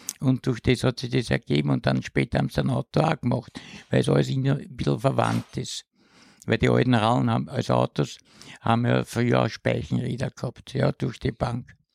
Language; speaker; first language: German; native; German